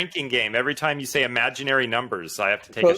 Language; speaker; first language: English; native; English